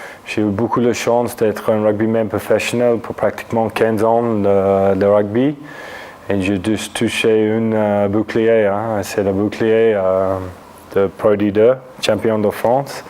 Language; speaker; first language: French; non-native, fluent; English